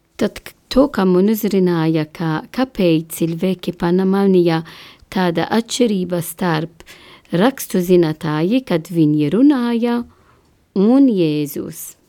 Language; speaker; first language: Latvian; non-native, learner; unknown